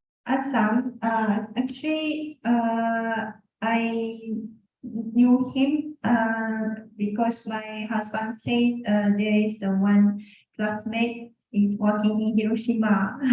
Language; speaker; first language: English; non-native, local second language; Malay